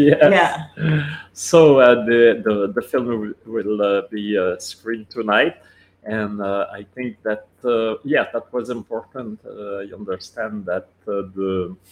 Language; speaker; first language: English; non-native, local second language; French